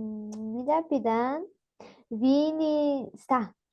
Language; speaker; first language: Finnish; non-native, learner; Russian